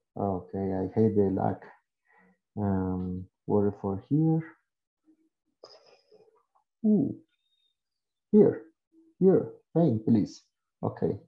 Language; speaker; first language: English; non-native, learner; Spanish